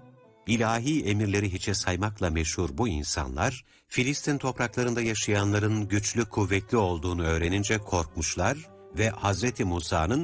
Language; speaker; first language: Turkish; native; Turkish